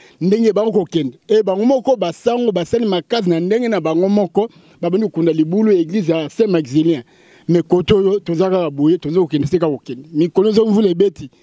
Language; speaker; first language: Lingala; native; Lingala